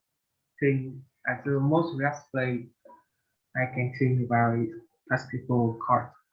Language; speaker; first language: English; non-native, learner; Vietnamese